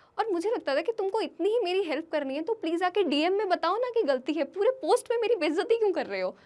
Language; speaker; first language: Hindi; native; Hindi